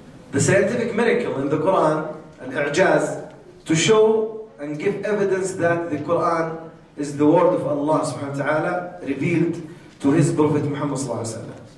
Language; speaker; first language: English; non-native, fluent; Arabic